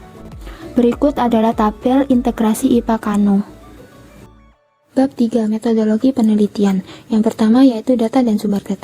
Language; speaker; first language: Indonesian; native; Indonesian